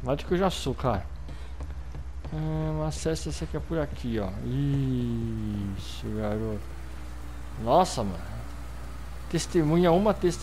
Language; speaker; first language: Portuguese; native; Portuguese